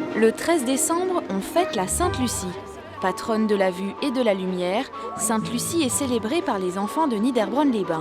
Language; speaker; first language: French; native; French